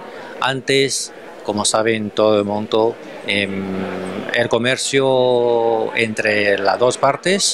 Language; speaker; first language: Spanish; non-native, fluent; Chinese